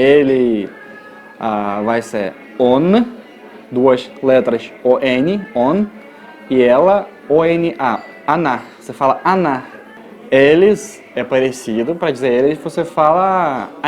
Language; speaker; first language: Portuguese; non-native, fluent; Russian